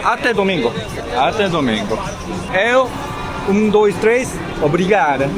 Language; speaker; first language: Portuguese; non-native, learner; Korean